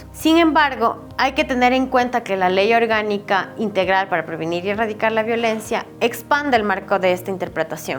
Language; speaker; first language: Spanish; native; Spanish